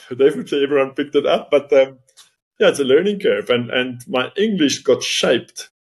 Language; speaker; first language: English; non-native, local second language; Afrikaans